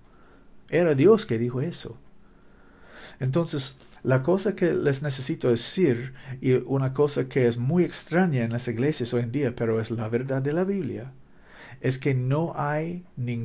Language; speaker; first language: Spanish; non-native, learner; English